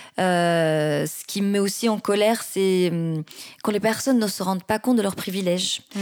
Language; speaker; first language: French; non-native, local second language; Arabic